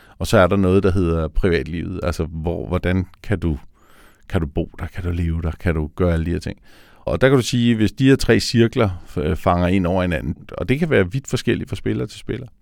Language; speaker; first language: Danish; native; Danish